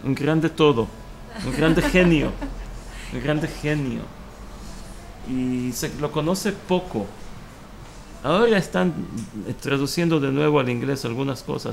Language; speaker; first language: Spanish; early bilingual, heritage; Hebrew